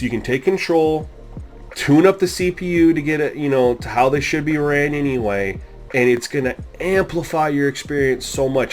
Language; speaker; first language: English; native; English